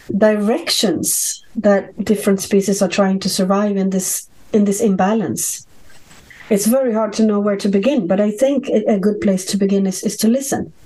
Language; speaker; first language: English; non-native, fluent; Swedish